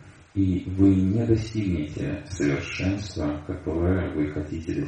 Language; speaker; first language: Russian; native; Russian